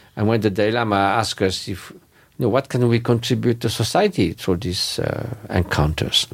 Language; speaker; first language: English; non-native, fluent; French